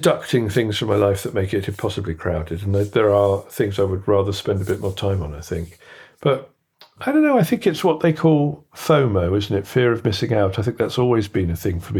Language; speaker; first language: English; native; English